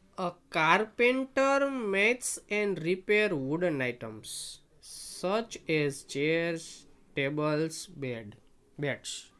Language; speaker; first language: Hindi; non-native, local second language; Gujarati